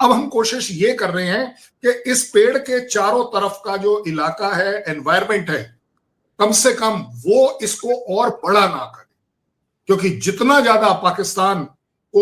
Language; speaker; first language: Hindi; native; Hindi